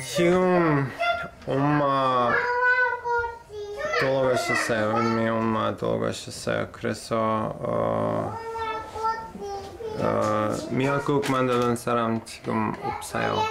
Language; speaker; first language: Korean; non-native, learner; English